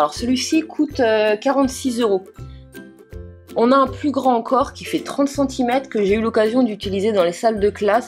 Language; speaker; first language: French; native; French